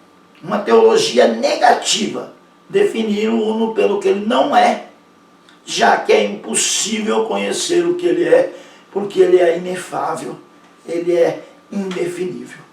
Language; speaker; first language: Portuguese; native; Portuguese